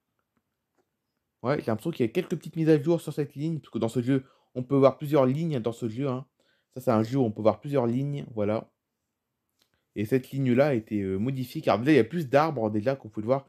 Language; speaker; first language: French; native; French